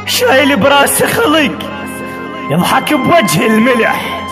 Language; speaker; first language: Arabic; native; Arabic